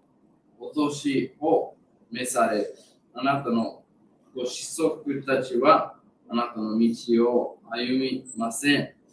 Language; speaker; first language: Japanese; non-native, fluent; English